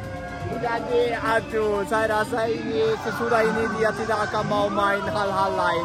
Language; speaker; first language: Indonesian; non-native, fluent; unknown